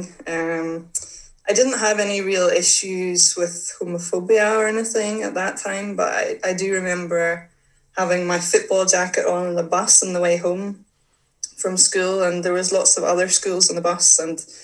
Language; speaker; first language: English; native; English